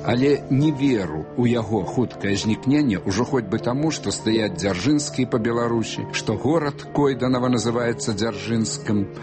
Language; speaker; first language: Belarusian; native; Belarusian